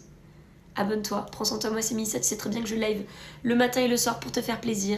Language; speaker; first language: French; native; French